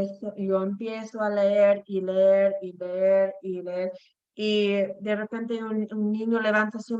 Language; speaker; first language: Spanish; non-native, fluent; English